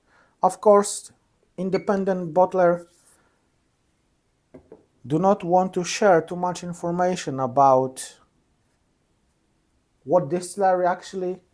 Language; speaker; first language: English; non-native, fluent; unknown